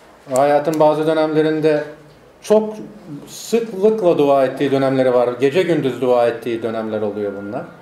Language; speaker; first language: Turkish; native; Turkish